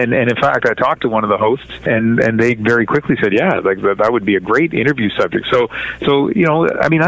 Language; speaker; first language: English; native; English